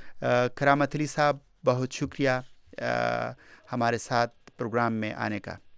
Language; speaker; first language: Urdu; non-native, local second language; Pashto